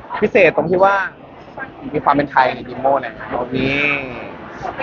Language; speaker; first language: Thai; native; Thai